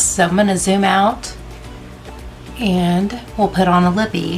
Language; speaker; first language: English; native; English